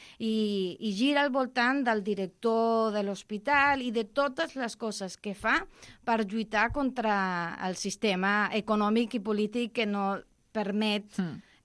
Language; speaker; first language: Catalan; non-native, local second language; Spanish